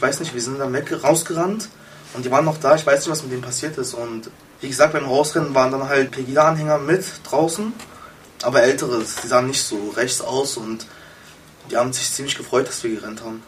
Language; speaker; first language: German; early bilingual, other home language; Kurdish